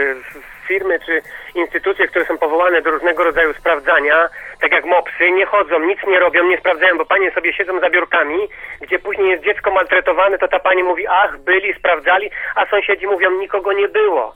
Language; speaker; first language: Polish; native; Polish